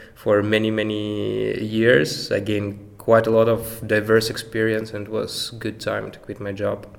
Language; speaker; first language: English; non-native, fluent; Ukrainian